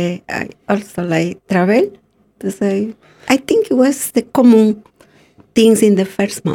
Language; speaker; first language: English; non-native, learner; Spanish